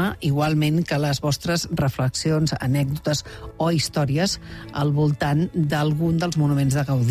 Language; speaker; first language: Catalan; native; Catalan